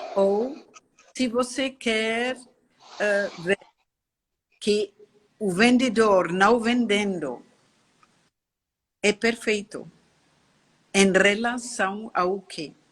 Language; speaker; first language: Portuguese; non-native, learner; German